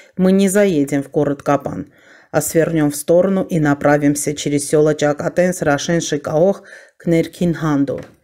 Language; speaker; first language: Russian; non-native, fluent; Armenian